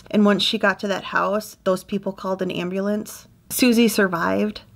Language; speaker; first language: English; native; English